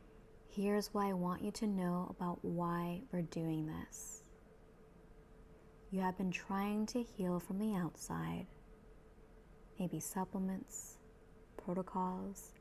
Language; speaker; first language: English; native; English